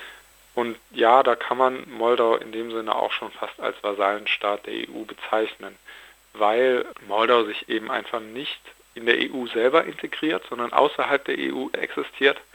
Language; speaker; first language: German; native; German